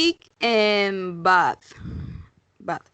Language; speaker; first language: English; non-native, learner; Spanish